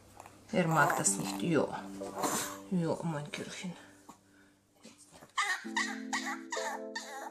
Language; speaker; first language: German; non-native, learner; Russian